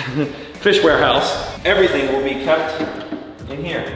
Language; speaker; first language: English; native; English